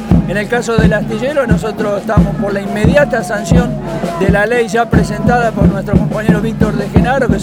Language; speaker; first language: Spanish; native; Spanish